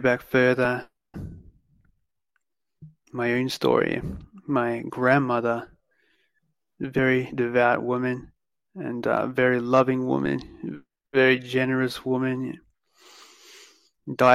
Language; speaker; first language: English; native; English